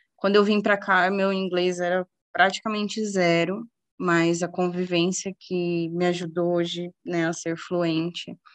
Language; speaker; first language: Portuguese; native; Portuguese